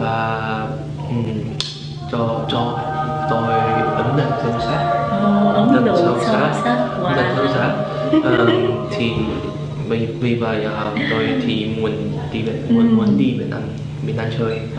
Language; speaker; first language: Vietnamese; non-native, learner; Chinese